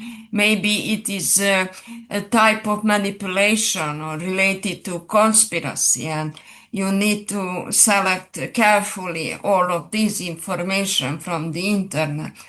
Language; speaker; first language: English; non-native, fluent; Serbian